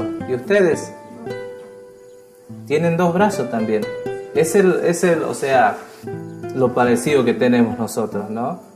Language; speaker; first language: Spanish; non-native, local second language; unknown